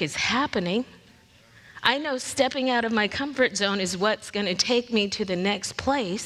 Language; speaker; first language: English; native; English